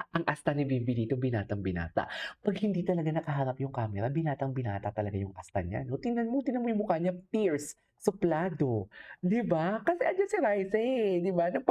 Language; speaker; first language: Filipino; non-native, local second language; Hiligaynon